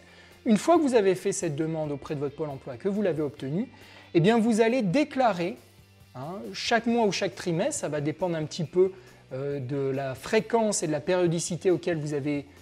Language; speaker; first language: French; native; French